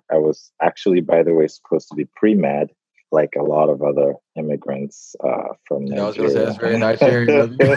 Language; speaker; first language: English; non-native, local second language; Igbo